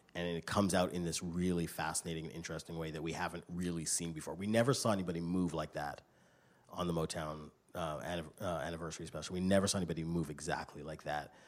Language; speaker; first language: English; native; English